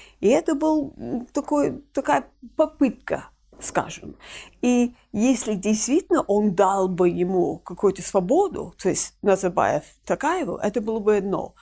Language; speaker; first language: Russian; non-native, fluent; English